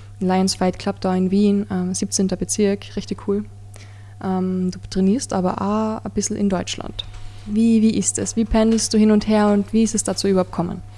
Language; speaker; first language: German; native; German